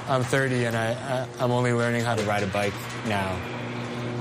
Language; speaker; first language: English; non-native, local second language; Cantonese